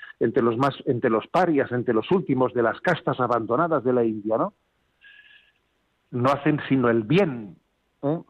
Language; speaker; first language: Spanish; native; Spanish